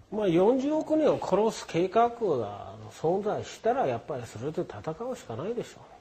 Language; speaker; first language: Japanese; non-native, fluent; English